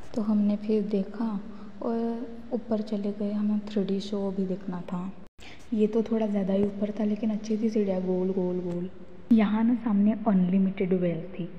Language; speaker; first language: Hindi; non-native, local second language; Marathi